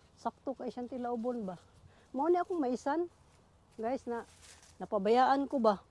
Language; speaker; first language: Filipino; non-native, local second language; Cebuano